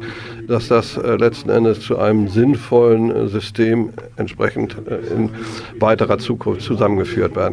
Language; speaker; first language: German; native; German